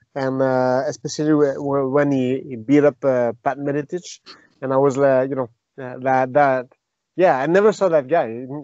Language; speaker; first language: English; non-native, fluent; French